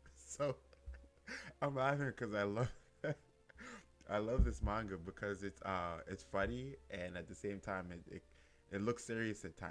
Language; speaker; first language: English; native; English